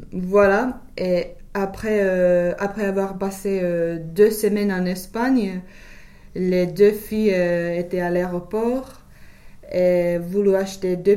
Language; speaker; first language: French; non-native, learner; English